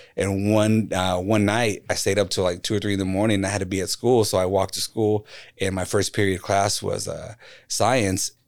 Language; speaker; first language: English; native; English